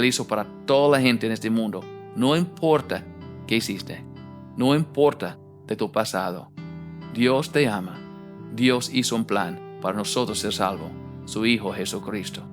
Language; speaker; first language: Spanish; non-native, fluent; English